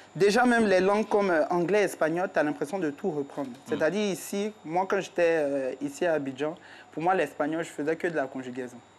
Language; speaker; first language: French; native; French